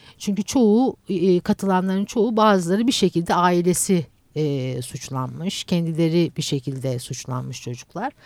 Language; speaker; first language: Turkish; native; Turkish